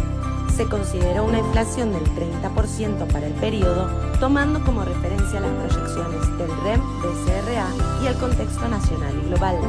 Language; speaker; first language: Spanish; native; Spanish